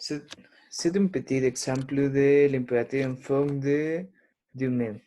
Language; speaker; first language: French; non-native, learner; Spanish